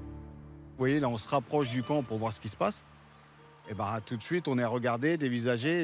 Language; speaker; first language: French; native; French